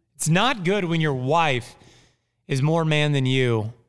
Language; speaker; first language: English; native; English